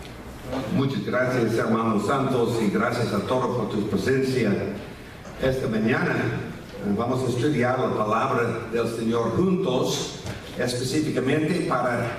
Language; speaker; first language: Spanish; non-native, fluent; English